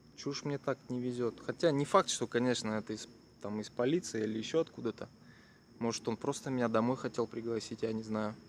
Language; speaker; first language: Russian; native; Russian